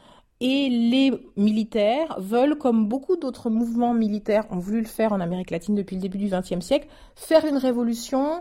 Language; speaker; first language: French; native; French